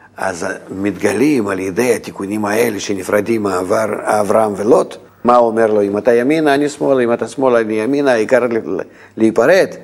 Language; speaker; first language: Hebrew; non-native, fluent; Russian